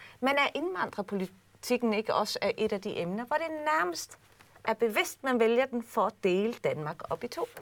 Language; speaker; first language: Danish; native; Danish